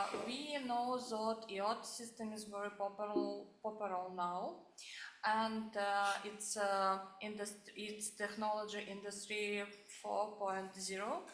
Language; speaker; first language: English; non-native, learner; Ukrainian